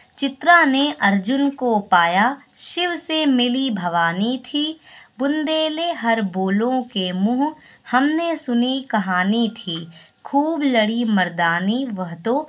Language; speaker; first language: Hindi; native; Hindi